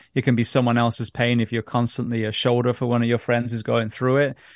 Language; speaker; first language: English; native; English